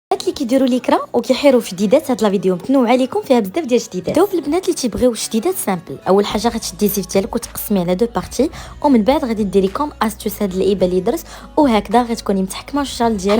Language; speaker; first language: Arabic; native; Arabic